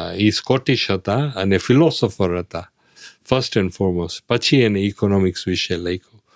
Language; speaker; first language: Gujarati; early bilingual, heritage; Gujarati